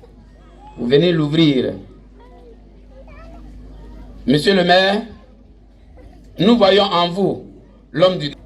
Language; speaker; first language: French; non-native, local second language; Baoulé